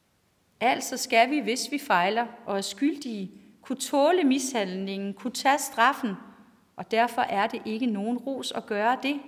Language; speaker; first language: Danish; native; Danish